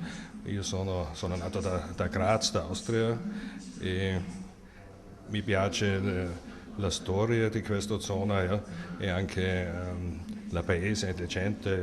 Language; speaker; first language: Italian; non-native, learner; German